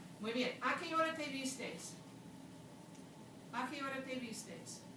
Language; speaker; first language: Spanish; non-native, fluent; English